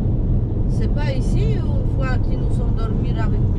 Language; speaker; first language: French; non-native, learner; Polish